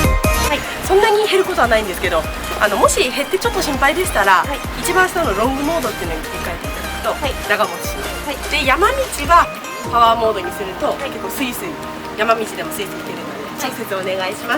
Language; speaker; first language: Japanese; native; Japanese